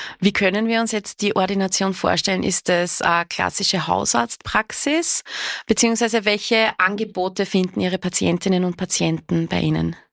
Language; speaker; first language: German; native; German